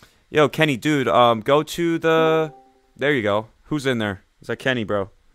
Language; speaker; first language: English; native; English